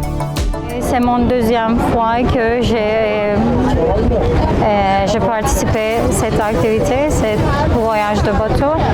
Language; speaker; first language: French; non-native, learner; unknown